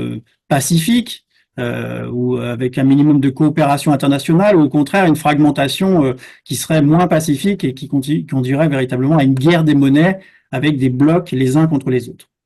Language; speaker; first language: French; native; French